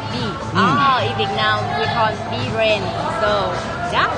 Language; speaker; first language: English; non-native, learner; Vietnamese